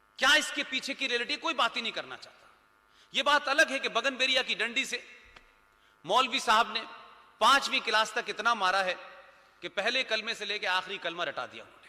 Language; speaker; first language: Hindi; native; Hindi